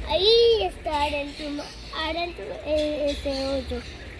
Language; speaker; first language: Spanish; early bilingual, heritage; Spanish